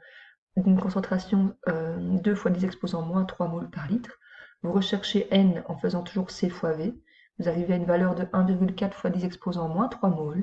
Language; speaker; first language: French; native; French